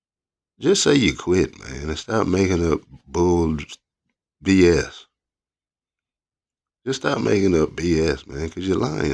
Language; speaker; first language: English; native; English